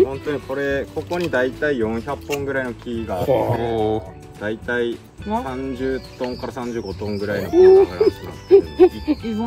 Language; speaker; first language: Japanese; native; Japanese